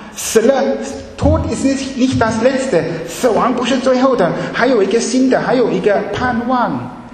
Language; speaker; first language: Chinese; early bilingual, heritage; Chinese